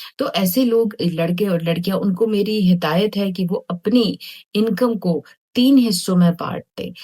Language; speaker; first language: Urdu; native; Urdu